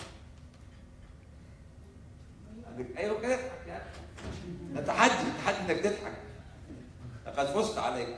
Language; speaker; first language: Arabic; native; Arabic